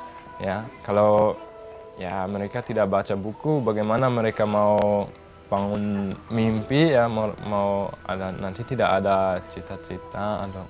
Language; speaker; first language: Indonesian; non-native, fluent; German